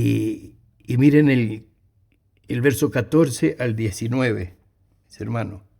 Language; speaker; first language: Spanish; native; Spanish